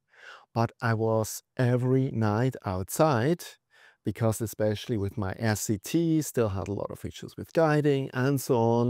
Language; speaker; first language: English; non-native, fluent; German